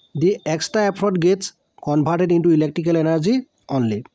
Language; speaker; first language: English; non-native, local second language; Assamese